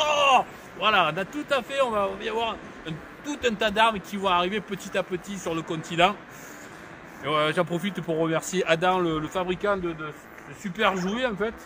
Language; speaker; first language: French; native; French